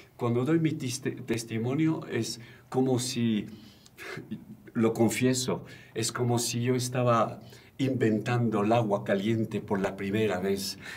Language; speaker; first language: Spanish; non-native, fluent; French